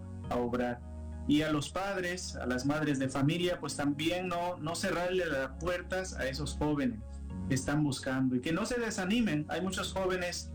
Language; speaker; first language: Spanish; native; Spanish